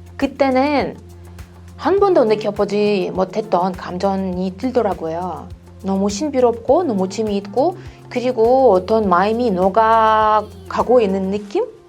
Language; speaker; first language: Korean; non-native, fluent; Russian